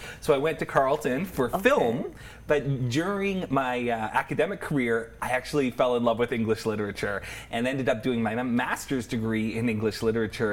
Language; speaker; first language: English; native; English